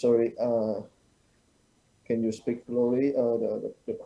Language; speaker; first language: English; non-native, learner; Vietnamese